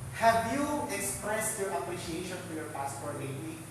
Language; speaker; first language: English; non-native, local second language; Filipino